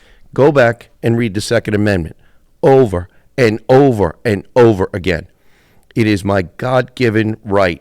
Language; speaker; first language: English; native; English